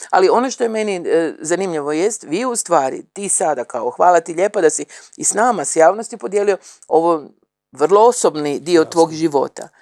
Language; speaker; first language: Croatian; native; Croatian